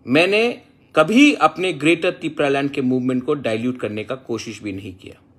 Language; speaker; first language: Hindi; non-native, local second language; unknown